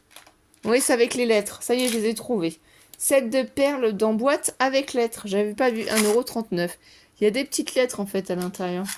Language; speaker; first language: French; native; French